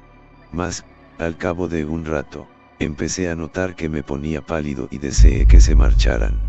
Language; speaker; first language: Spanish; native; Spanish